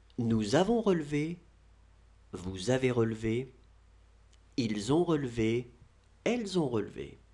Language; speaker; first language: French; native; French